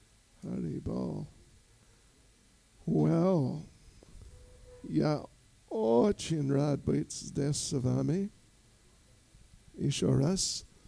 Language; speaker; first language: Russian; non-native, learner; English